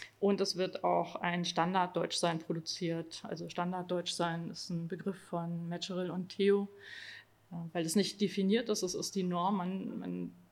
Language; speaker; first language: German; native; German